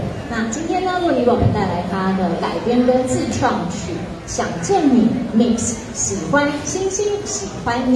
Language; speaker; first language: Chinese; native; Chinese